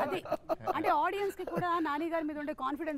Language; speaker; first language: Telugu; native; Telugu